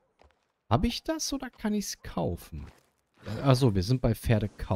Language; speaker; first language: German; native; German